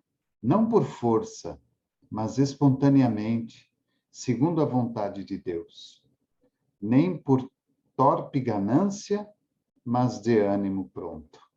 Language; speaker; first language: Portuguese; native; Portuguese